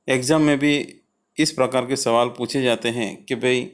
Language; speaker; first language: Hindi; non-native, local second language; Gujarati